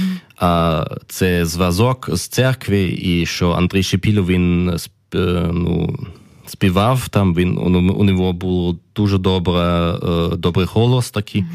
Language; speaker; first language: Ukrainian; early bilingual, heritage; German